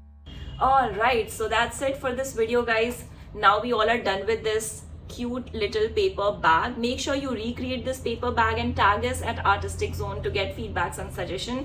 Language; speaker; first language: English; non-native, local second language; Hindi